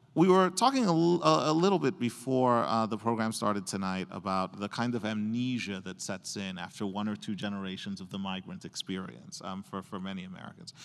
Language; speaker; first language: English; early bilingual, other home language; Spanish